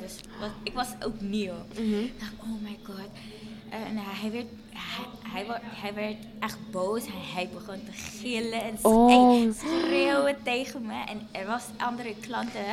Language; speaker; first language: Dutch; non-native, fluent; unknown